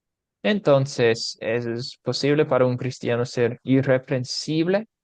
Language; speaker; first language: Spanish; non-native, fluent; English